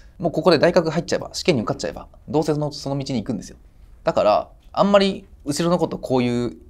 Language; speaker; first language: Japanese; native; Japanese